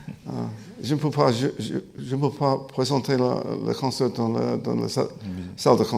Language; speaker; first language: French; non-native, fluent; English